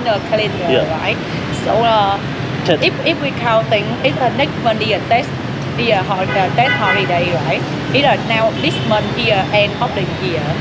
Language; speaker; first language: English; non-native, learner; Vietnamese